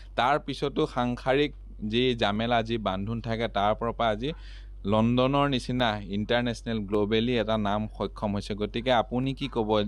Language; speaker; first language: Assamese; non-native, local second language; Hindi